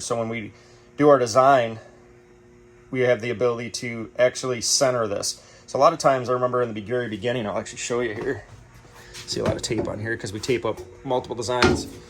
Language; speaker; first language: English; native; English